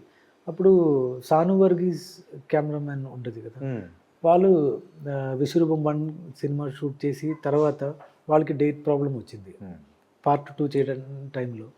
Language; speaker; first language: Telugu; non-native, learner; Malayalam